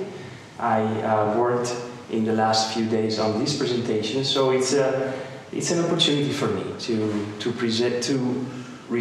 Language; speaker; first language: English; non-native, fluent; Italian